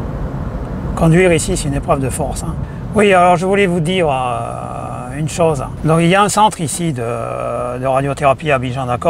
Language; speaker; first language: French; native; French